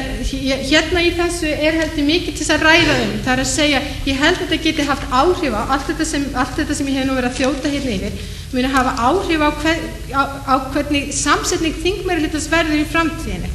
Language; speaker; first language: Icelandic; native; Icelandic